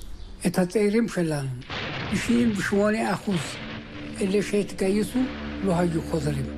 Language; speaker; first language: Hebrew; early bilingual, other home language; Amharic